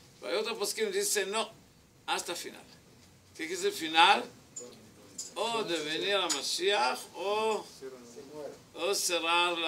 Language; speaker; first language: Spanish; non-native, learner; Hebrew